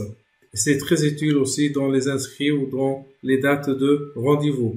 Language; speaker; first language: French; non-native, local second language; Arabic